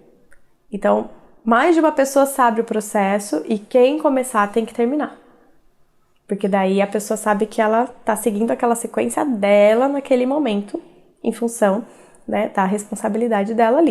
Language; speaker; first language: Portuguese; native; Portuguese